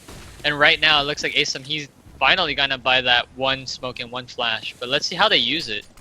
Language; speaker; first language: English; native; English